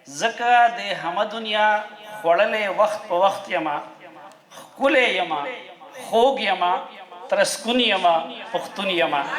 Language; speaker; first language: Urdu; non-native, local second language; Pashto